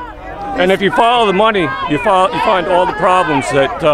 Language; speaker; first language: English; native; English